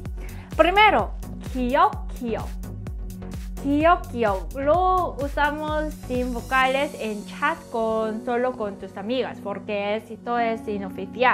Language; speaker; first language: Spanish; non-native, learner; Korean